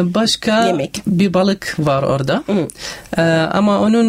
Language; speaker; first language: Turkish; non-native, fluent; Arabic